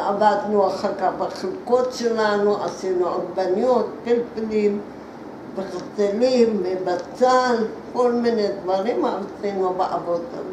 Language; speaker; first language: Hebrew; early bilingual, other home language; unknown